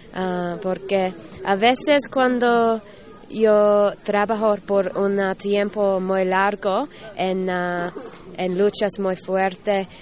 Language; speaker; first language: Spanish; non-native, learner; English